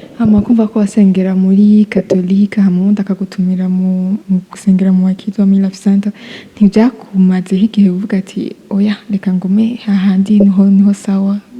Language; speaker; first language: Rundi; native; Rundi